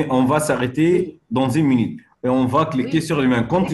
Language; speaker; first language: French; non-native, fluent; Arabic